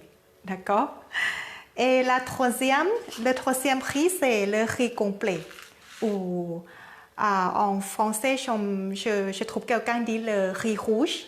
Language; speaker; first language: French; non-native, learner; Thai